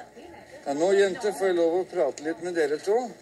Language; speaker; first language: Norwegian; native; Norwegian